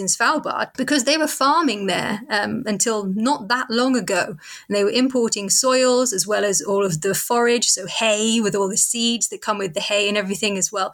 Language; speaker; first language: English; native; English